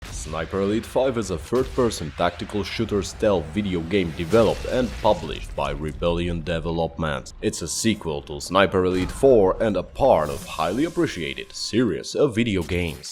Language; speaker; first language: English; non-native, fluent; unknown